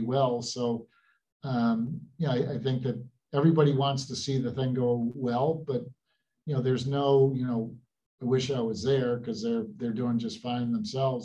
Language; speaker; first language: English; native; English